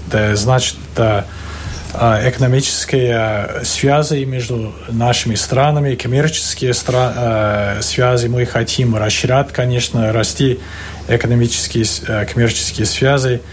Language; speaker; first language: Russian; non-native, fluent; English